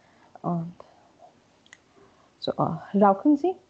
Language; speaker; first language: German; non-native, learner; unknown